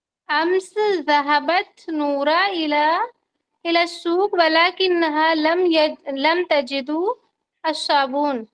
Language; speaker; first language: Arabic; non-native, learner; Hindi